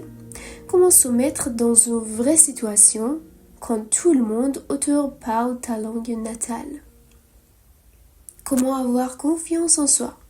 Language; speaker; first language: French; non-native, fluent; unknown